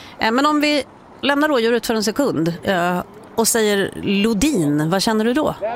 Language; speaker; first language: Swedish; native; Swedish